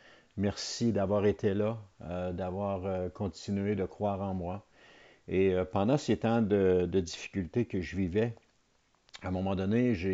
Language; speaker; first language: French; native; French